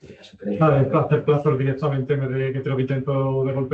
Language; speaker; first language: Spanish; native; Spanish